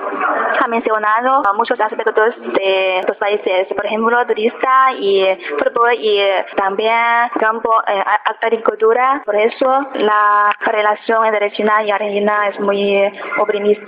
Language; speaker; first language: Spanish; non-native, learner; Chinese